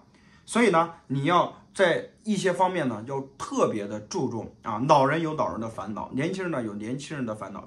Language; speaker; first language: Chinese; native; Chinese